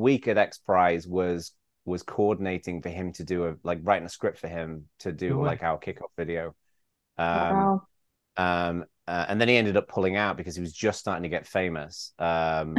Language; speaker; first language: English; native; English